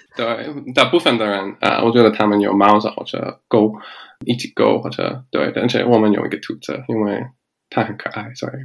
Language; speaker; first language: Chinese; non-native, learner; English